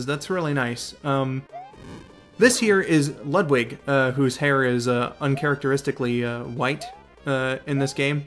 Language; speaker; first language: English; native; English